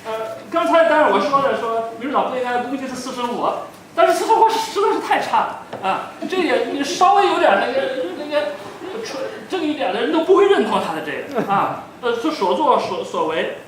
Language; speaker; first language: Chinese; native; Chinese